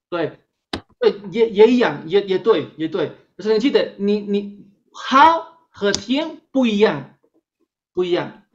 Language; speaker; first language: Chinese; non-native, fluent; Spanish